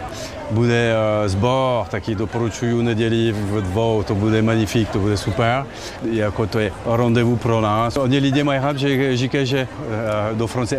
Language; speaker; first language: Czech; non-native, learner; French